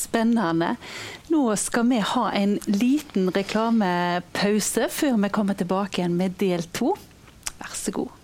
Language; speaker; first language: Norwegian; native; Norwegian